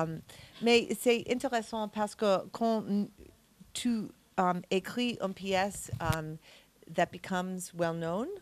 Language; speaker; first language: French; non-native, learner; English